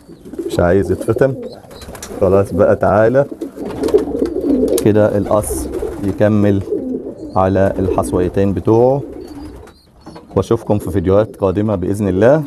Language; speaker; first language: Arabic; native; Arabic